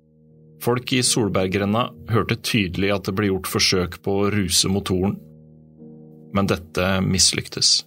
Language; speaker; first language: Norwegian; native; Norwegian